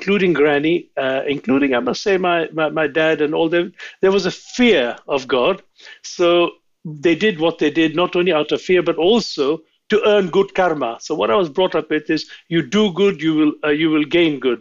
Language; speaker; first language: English; non-native, local second language; Sindhi